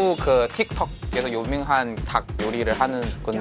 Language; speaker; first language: Korean; non-native, fluent; Chinese